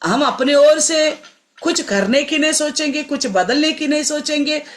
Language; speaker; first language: Hindi; non-native, local second language; Telugu